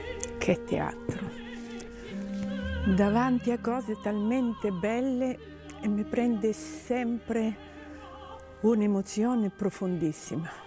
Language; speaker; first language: Italian; non-native, fluent; Bulgarian